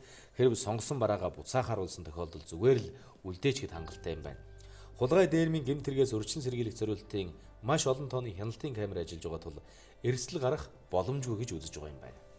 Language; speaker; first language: Mongolian; native; Mongolian